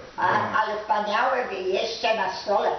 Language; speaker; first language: Polish; early bilingual, heritage; Polish